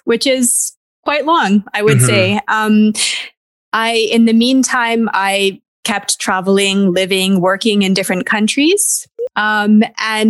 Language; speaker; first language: English; native; English